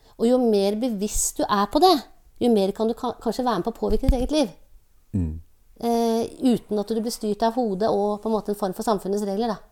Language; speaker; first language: Norwegian; native; Norwegian